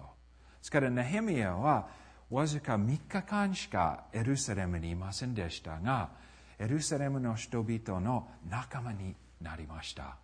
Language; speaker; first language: Japanese; non-native, fluent; English